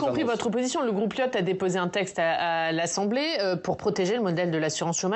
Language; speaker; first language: French; native; French